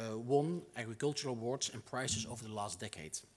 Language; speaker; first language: English; non-native, fluent; Dutch